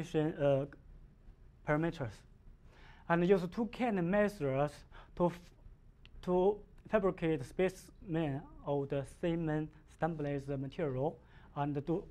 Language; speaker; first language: English; non-native, learner; Chinese